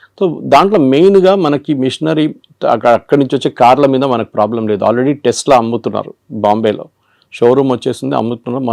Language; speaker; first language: Telugu; non-native, local second language; Malayalam